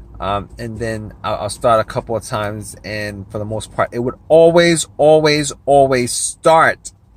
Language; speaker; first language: English; native; English